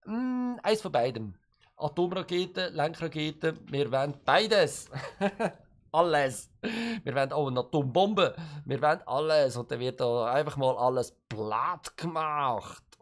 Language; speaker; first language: German; native; German